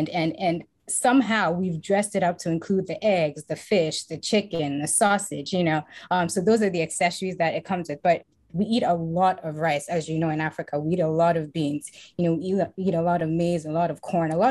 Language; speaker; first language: English; non-native, local second language; Akan